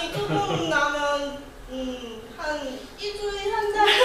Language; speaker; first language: Korean; non-native, learner; Chinese